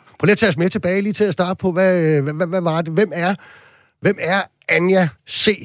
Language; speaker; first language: Danish; native; Danish